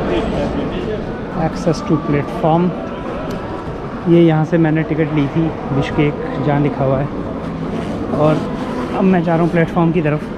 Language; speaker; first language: Hindi; native; Hindi